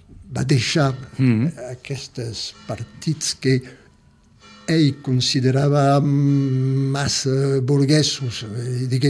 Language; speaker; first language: Catalan; early bilingual, heritage; Catalan